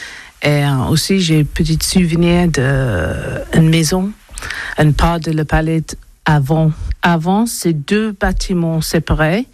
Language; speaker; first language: French; non-native, learner; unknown